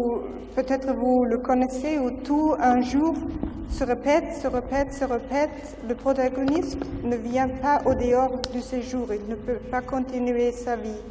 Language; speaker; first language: French; non-native, fluent; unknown